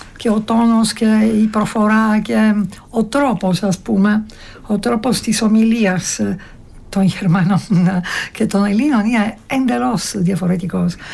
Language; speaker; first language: Greek; non-native, fluent; Italian